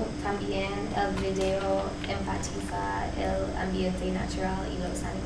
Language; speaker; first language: Spanish; non-native, learner; English